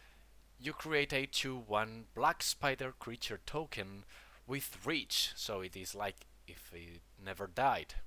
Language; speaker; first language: English; non-native, fluent; Spanish